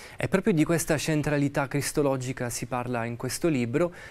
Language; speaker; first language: Italian; native; Italian